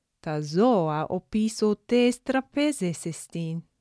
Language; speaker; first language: Greek; non-native, fluent; English